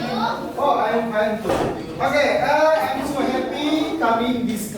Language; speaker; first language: English; non-native, learner; Indonesian